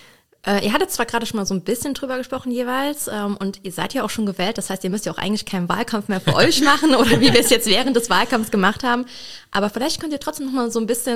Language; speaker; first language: German; native; German